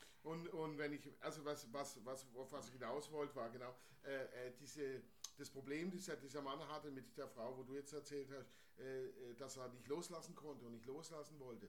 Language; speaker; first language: German; native; German